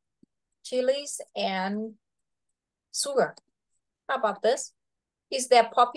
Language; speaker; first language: English; non-native, fluent; Vietnamese